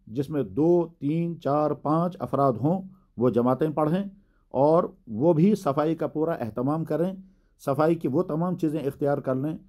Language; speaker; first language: Urdu; non-native, local second language; Kashmiri